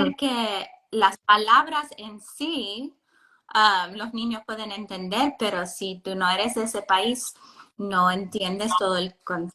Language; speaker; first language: Spanish; non-native, fluent; English